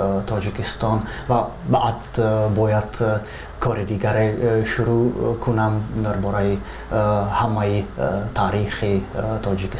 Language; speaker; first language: Persian; non-native, fluent; Slovak